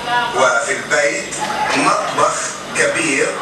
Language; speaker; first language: Arabic; non-native, learner; Indonesian